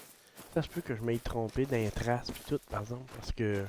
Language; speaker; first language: French; native; French